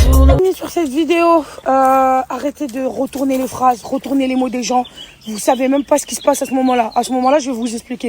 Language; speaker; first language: French; native; French